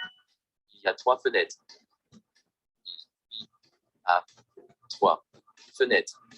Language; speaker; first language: French; non-native, learner; Vietnamese